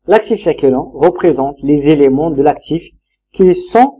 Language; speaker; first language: French; non-native, local second language; Arabic